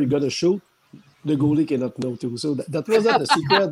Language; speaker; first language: English; non-native, fluent; French